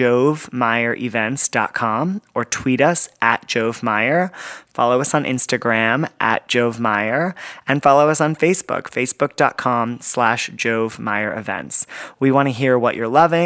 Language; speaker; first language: English; native; English